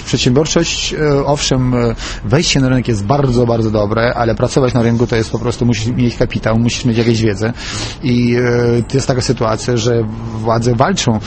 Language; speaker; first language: Polish; non-native, fluent; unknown